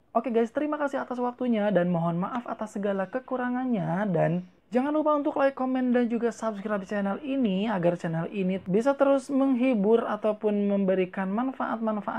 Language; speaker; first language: Indonesian; native; Indonesian